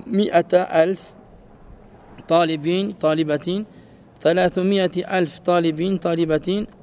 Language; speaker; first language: Arabic; non-native, learner; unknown